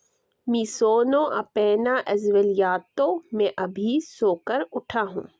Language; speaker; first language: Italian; non-native, learner; Urdu